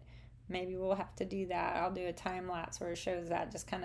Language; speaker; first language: English; native; English